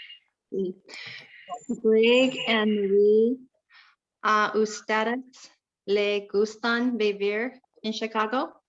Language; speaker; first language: Spanish; non-native, learner; English